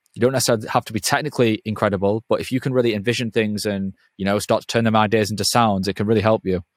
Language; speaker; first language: English; native; English